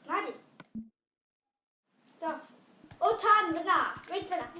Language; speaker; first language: Welsh; native; Welsh